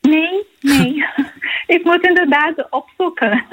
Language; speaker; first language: Dutch; non-native, fluent; Portuguese